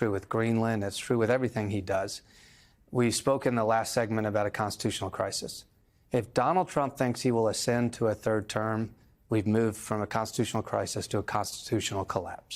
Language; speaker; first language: English; native; English